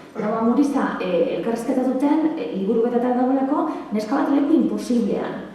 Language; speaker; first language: Basque; native; Basque